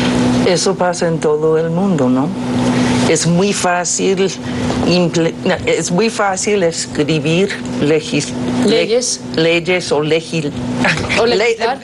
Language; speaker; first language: Spanish; non-native, fluent; English